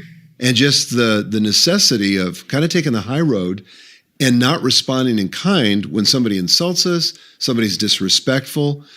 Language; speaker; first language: English; native; English